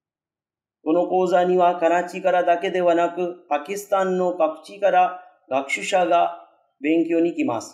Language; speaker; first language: Japanese; non-native, fluent; Urdu